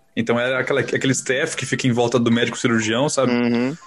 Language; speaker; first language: Portuguese; native; Portuguese